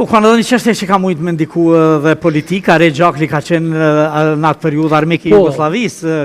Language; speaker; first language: Albanian; native; Albanian